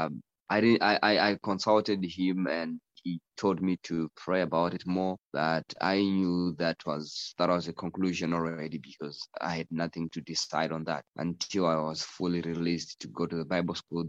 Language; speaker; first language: English; non-native, local second language; Shona